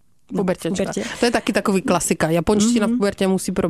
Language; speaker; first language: Czech; native; Czech